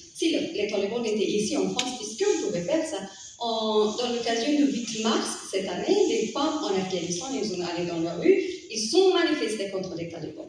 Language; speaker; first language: French; non-native, fluent; Persian